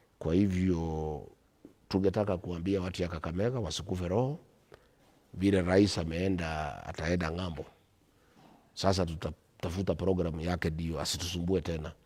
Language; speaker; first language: Swahili; non-native, local second language; Kikuyu